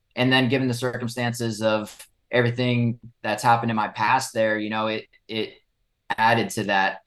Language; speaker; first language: English; native; English